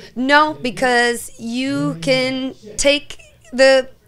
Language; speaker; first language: English; native; English